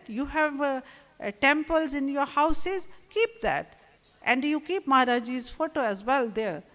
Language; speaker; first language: English; non-native, local second language; Hindi